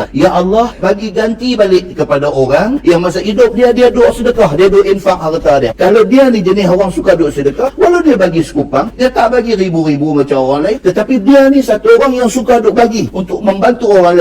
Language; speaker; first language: Malay; native; Malay